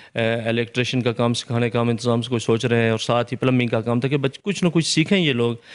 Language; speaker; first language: Urdu; non-native, local second language; Punjabi